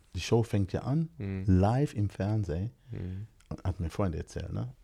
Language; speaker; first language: German; non-native, fluent; English